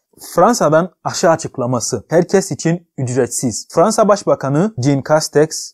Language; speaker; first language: Turkish; non-native, fluent; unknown